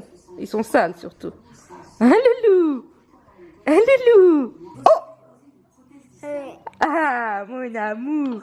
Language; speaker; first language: French; native; French